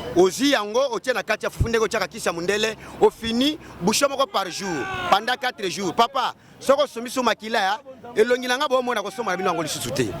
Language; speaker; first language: Lingala; non-native, local second language; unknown